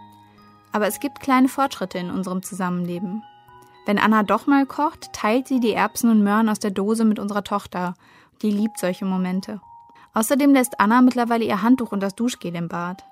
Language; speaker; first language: German; native; German